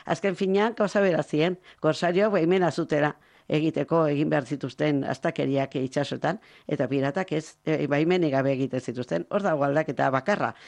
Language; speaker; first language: Basque; native; Basque